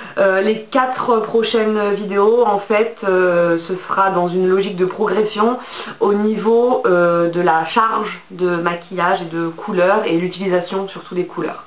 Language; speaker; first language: French; native; French